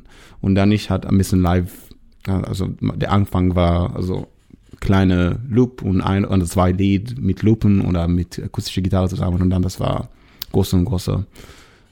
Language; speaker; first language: German; non-native, fluent; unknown